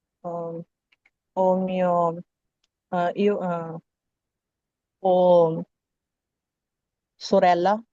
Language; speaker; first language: Italian; non-native, learner; Urdu